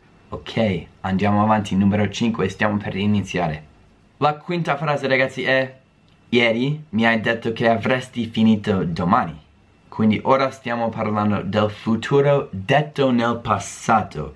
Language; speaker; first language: Italian; non-native, fluent; English